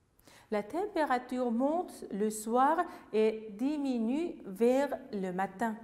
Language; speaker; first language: French; non-native, fluent; Uzbek